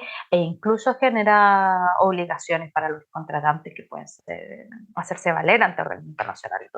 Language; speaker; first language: Spanish; native; Spanish